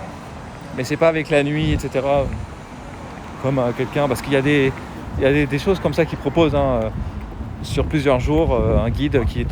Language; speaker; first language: French; native; French